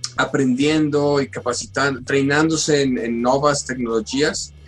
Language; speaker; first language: Spanish; native; Spanish